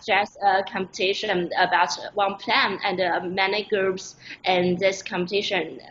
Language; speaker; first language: English; non-native, learner; Chinese